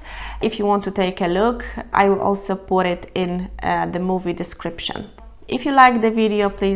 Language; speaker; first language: English; non-native, fluent; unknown